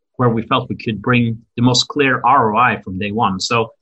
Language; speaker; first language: English; non-native, fluent; Norwegian